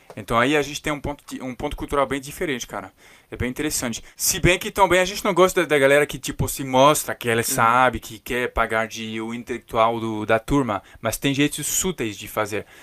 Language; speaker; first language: Portuguese; non-native, fluent; French